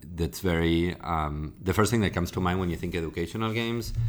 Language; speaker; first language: English; non-native, fluent; Spanish